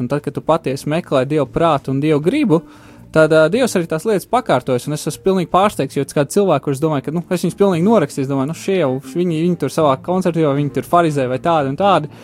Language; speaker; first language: Latvian; native; Latvian